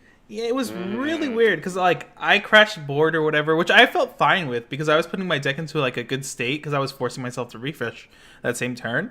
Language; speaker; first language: English; native; English